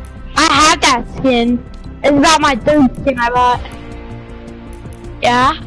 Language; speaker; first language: English; native; English